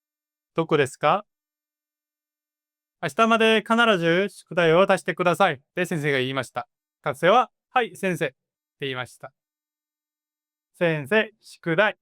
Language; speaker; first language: Japanese; non-native, fluent; Korean